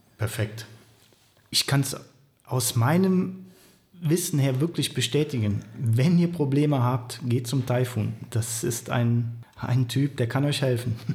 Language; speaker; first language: German; native; German